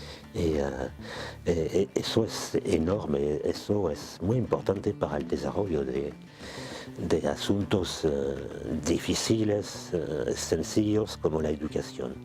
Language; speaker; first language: Spanish; non-native, fluent; French